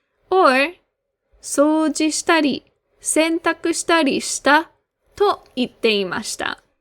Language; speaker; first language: Japanese; non-native, fluent; English